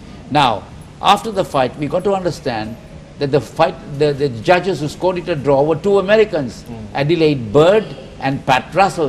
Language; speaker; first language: English; non-native, local second language; Filipino